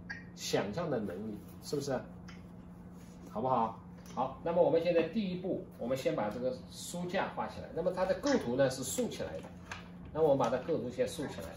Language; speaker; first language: Chinese; native; Chinese